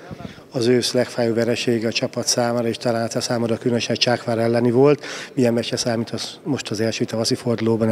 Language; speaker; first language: Hungarian; native; Hungarian